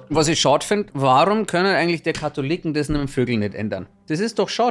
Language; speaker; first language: German; native; German